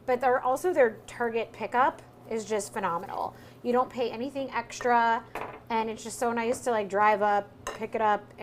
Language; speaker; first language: English; native; English